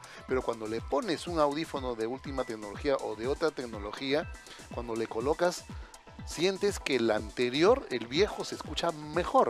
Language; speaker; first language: Spanish; native; Spanish